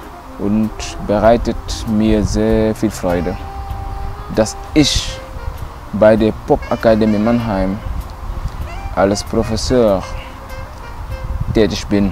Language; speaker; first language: German; non-native, local second language; Wolof